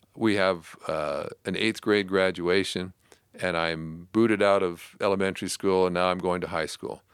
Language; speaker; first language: English; native; English